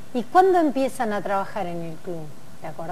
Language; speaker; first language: Spanish; native; Spanish